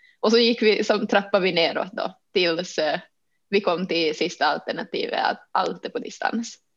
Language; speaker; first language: Swedish; native; Swedish